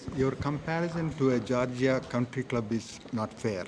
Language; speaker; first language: English; non-native, local second language; Tamil